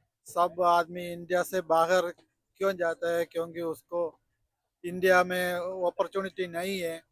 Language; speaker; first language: Hindi; non-native, local second language; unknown